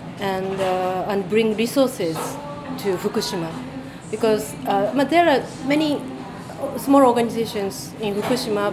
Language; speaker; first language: English; non-native, fluent; Japanese